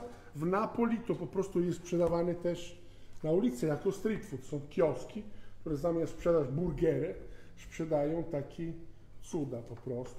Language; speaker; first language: Polish; non-native, fluent; Italian